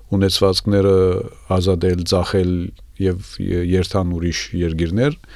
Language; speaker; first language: Armenian; early bilingual, heritage; Armenian